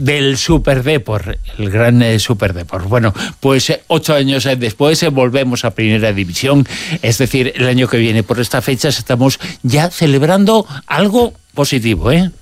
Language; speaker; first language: Spanish; native; Spanish